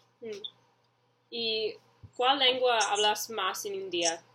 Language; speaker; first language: Spanish; early bilingual, heritage; English